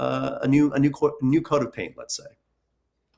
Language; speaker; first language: English; native; English